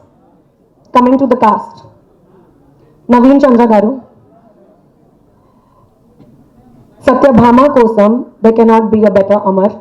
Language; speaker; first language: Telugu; non-native, local second language; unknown